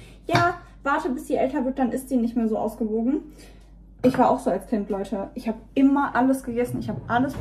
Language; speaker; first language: German; native; German